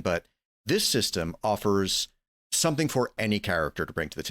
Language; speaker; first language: English; native; English